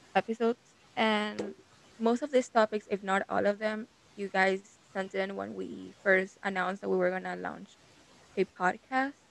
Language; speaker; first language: English; non-native, fluent; Spanish